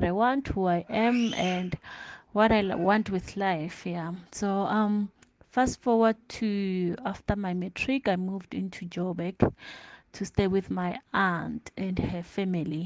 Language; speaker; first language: English; non-native, local second language; Tsonga